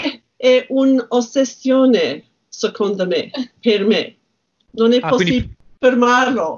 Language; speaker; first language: Italian; non-native, learner; English